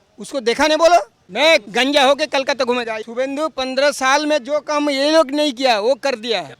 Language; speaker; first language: Hindi; non-native, local second language; Bangla